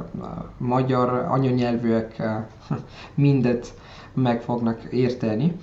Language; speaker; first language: Hungarian; non-native, learner; Italian